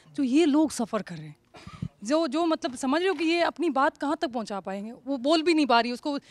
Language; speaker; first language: Hindi; native; Hindi